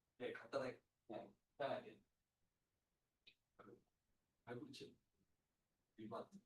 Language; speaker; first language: Korean; non-native, learner; English